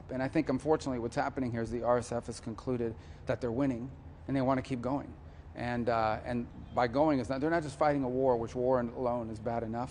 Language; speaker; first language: English; native; English